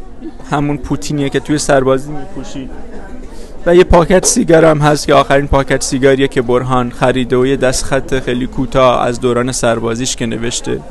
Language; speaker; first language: Persian; native; Persian